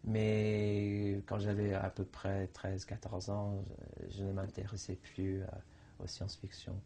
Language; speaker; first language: French; non-native, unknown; English